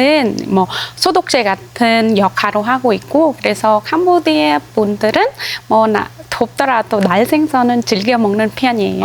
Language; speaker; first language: Korean; non-native, fluent; Khmer